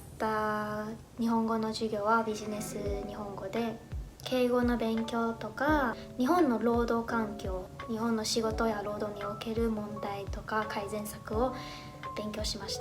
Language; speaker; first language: Japanese; non-native, fluent; Chinese